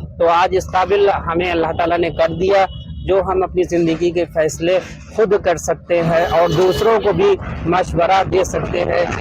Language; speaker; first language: Hindi; native; Hindi